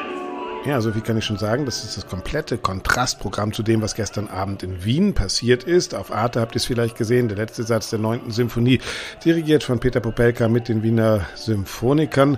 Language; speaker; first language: German; native; German